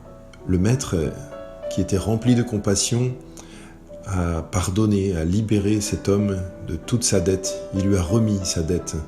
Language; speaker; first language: French; native; French